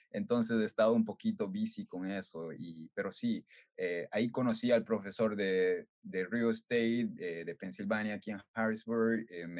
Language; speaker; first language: Spanish; native; Spanish